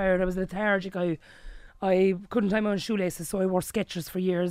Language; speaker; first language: English; native; English